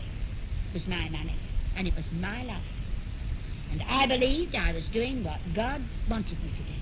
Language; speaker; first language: English; native; English